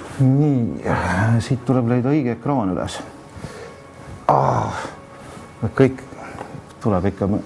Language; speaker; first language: Estonian; native; Estonian